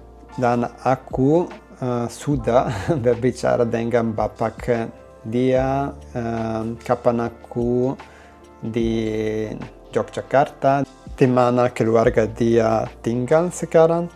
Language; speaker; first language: Indonesian; non-native, learner; Italian